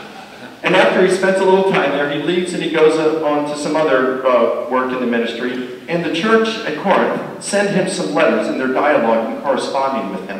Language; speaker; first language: English; native; English